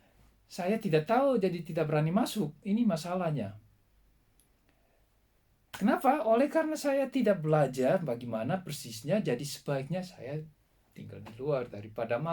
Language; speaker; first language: Indonesian; non-native, fluent; Dutch